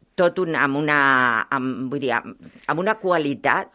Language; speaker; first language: Catalan; non-native, local second language; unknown